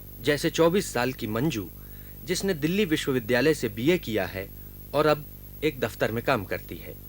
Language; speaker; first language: Hindi; native; Hindi